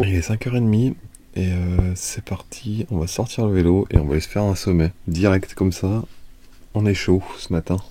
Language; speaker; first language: French; native; French